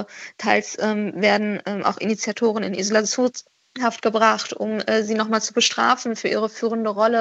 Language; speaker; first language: German; early bilingual, other home language; Persian